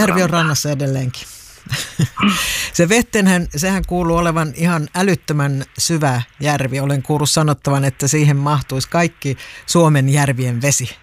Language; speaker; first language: Finnish; native; Finnish